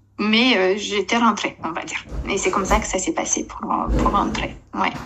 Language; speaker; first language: French; non-native, fluent; Romanian